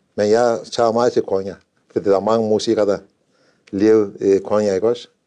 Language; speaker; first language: Danish; non-native, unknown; Turkish